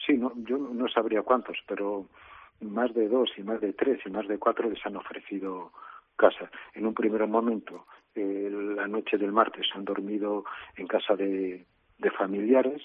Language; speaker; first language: Spanish; native; Spanish